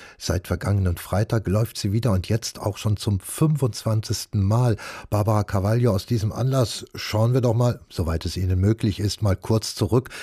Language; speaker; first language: German; native; German